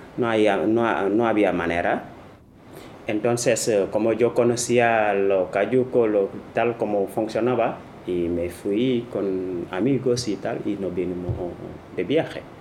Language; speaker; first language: Spanish; non-native, fluent; Wolof